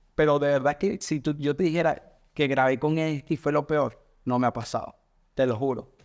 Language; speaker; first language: Spanish; native; Spanish